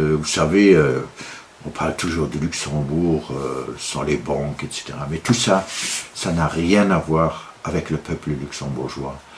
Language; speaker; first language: French; non-native, local second language; Luxembourgish